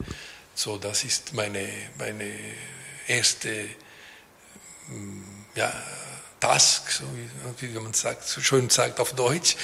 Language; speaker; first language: German; non-native, local second language; Italian